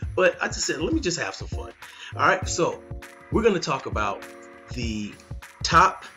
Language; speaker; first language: English; native; English